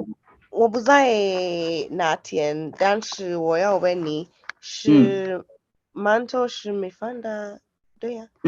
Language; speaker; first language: Chinese; non-native, learner; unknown